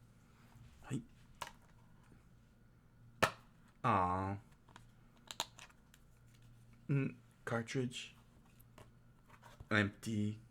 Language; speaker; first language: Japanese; non-native, learner; English